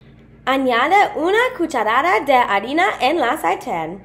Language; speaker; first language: Spanish; non-native, learner; English